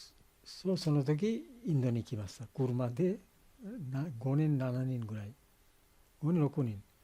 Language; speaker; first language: Japanese; non-native, fluent; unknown